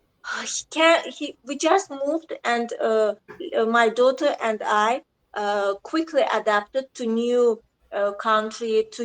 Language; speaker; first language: English; non-native, learner; Azerbaijani